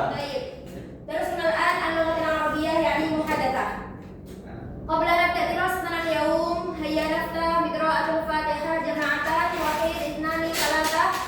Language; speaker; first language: Arabic; non-native, learner; Indonesian